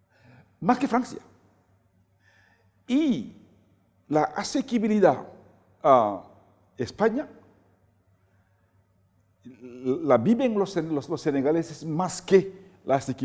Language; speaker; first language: Spanish; non-native, fluent; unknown